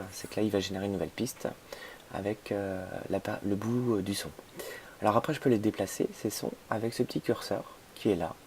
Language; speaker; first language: French; native; French